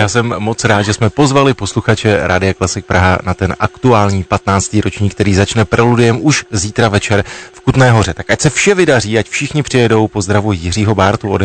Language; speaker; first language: Czech; native; Czech